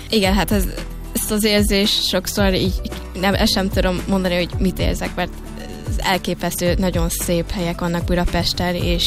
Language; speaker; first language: Hungarian; early bilingual, heritage; Hungarian